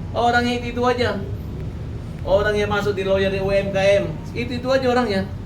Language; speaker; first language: Indonesian; native; Indonesian